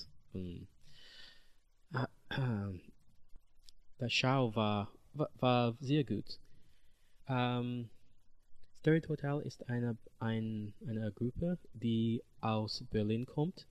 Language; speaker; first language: German; non-native, learner; English